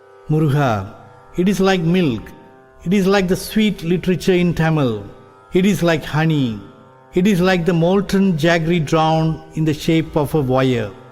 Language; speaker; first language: English; non-native, local second language; Tamil